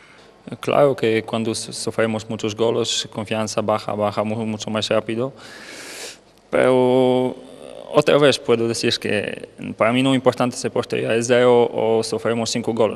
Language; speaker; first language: Spanish; non-native, learner; Polish